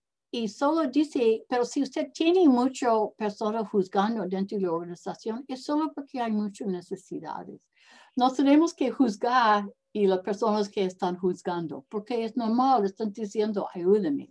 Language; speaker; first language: Spanish; non-native, learner; English